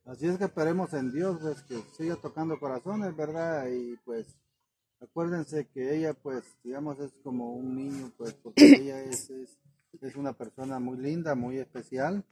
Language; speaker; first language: Spanish; native; Spanish